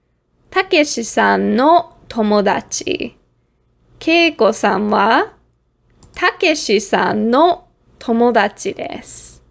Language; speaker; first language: Japanese; non-native, fluent; English